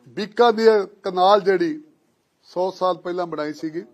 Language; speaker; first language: Hindi; non-native, local second language; Punjabi